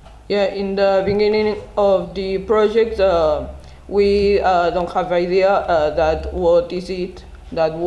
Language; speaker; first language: English; non-native, learner; Spanish